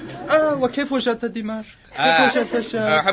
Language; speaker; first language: Arabic; non-native, fluent; English